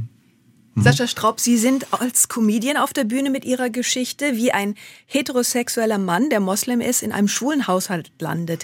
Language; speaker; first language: German; native; German